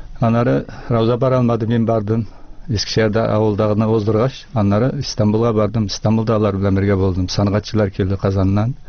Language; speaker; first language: Tatar; early bilingual, heritage; Tatar